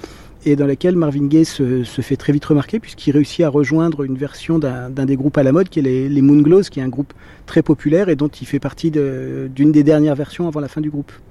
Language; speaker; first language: French; native; French